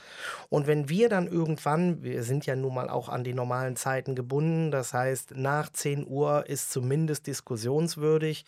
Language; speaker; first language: German; native; German